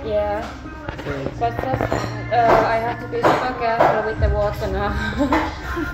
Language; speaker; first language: English; non-native, learner; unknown